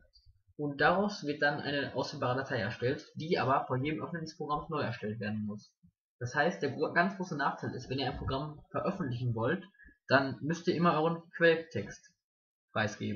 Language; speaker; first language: German; native; German